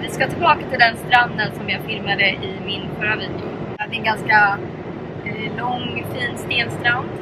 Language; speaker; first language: Swedish; native; Swedish